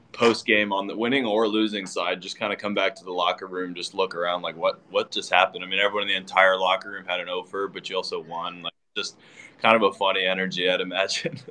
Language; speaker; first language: English; native; English